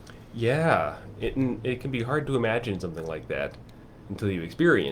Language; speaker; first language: English; native; English